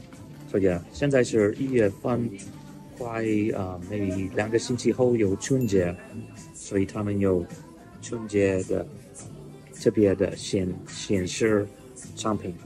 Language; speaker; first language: Chinese; non-native, learner; English